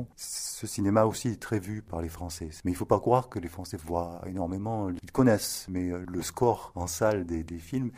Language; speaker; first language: French; native; French